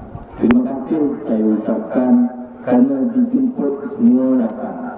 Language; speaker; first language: Malay; native; Malay